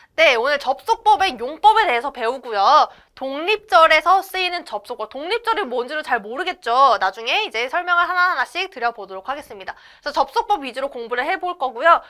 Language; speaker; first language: Korean; native; Korean